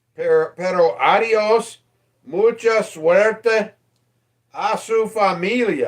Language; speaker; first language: Spanish; non-native, learner; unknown